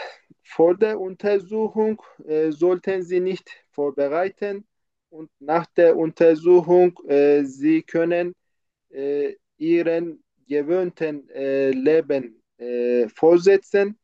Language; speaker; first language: German; non-native, fluent; Turkish